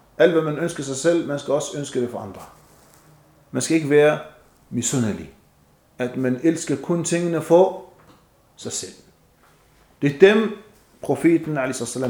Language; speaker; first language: Danish; non-native, fluent; Arabic